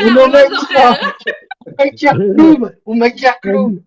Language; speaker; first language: Hebrew; non-native, learner; French